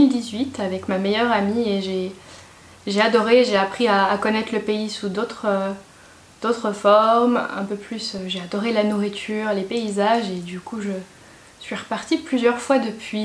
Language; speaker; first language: French; native; French